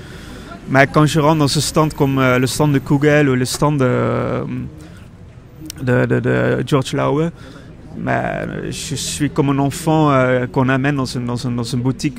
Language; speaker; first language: French; non-native, fluent; Dutch